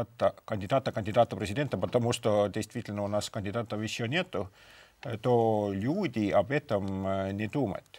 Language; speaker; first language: Russian; non-native, local second language; Estonian